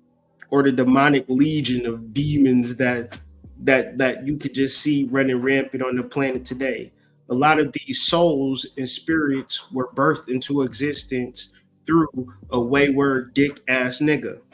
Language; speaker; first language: English; native; English